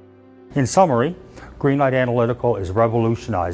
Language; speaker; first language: English; native; English